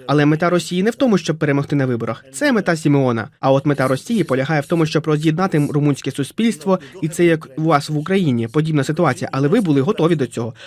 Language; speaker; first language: Ukrainian; non-native, fluent; Romanian